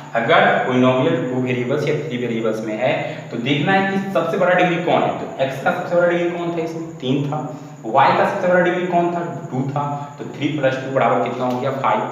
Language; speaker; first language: Hindi; native; Hindi